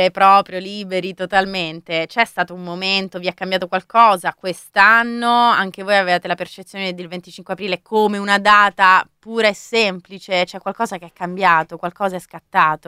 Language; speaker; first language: Italian; native; Italian